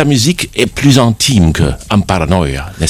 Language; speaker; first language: French; non-native, fluent; German